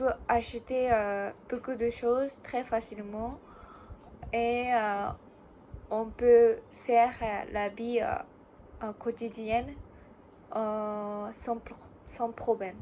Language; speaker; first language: French; non-native, learner; Japanese